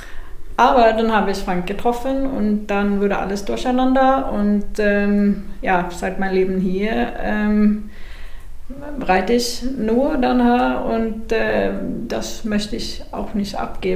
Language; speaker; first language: German; non-native, fluent; Swedish